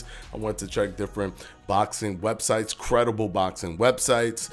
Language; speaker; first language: English; native; English